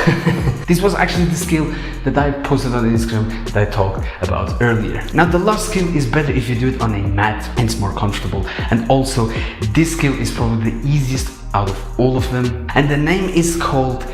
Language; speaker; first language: English; non-native, fluent; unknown